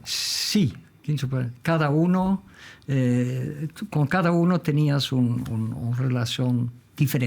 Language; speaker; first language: Spanish; non-native, fluent; Dutch